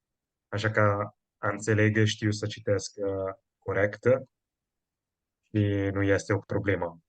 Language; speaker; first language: Romanian; non-native, fluent; Italian